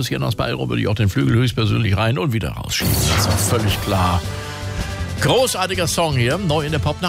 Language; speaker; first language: German; native; German